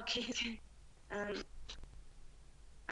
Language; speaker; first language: English; non-native, learner; Spanish